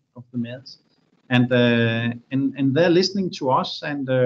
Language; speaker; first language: English; non-native, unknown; Danish